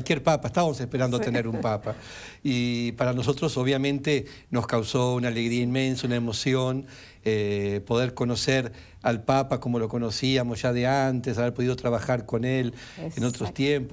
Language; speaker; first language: Spanish; native; Spanish